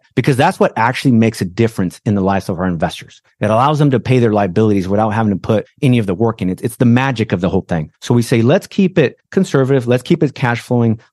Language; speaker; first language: English; non-native, fluent; Portuguese